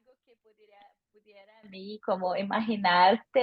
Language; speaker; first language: Spanish; non-native, learner; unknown